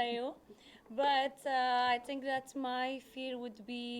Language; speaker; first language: Hindi; non-native, learner; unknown